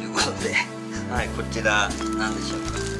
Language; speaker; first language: Japanese; native; Japanese